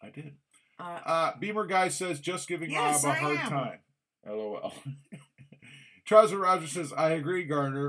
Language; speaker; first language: English; native; English